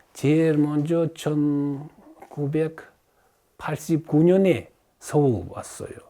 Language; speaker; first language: Korean; early bilingual, heritage; Russian